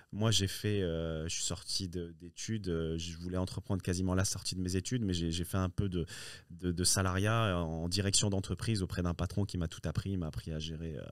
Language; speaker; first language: French; early bilingual, other home language; Riffian